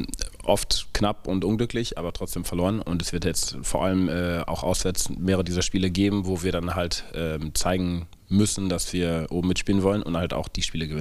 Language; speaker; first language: German; native; German